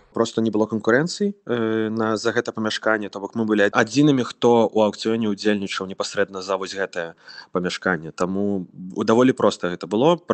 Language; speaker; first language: Belarusian; non-native, local second language; Russian